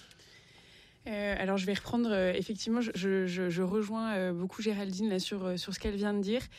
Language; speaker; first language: French; native; French